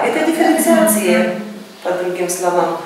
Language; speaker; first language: Russian; non-native, local second language; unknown